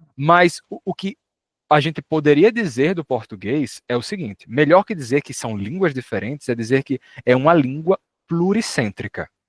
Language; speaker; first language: Portuguese; native; Portuguese